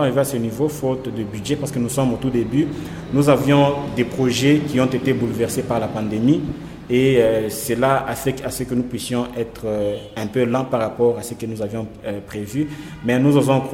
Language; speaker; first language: French; non-native, local second language; Swahili